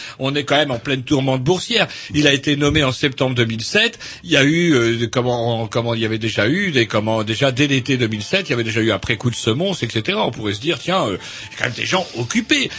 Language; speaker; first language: French; native; French